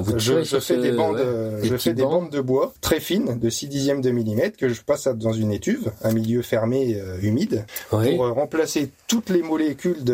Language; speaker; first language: French; native; French